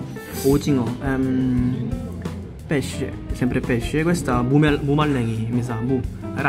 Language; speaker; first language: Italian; non-native, fluent; Korean